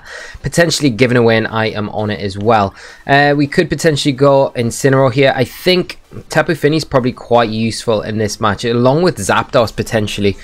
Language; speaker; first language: English; native; English